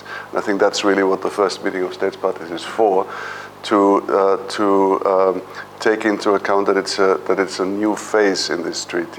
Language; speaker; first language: English; non-native, fluent; German